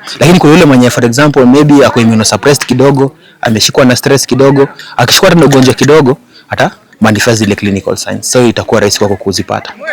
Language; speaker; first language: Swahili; non-native, local second language; Gusii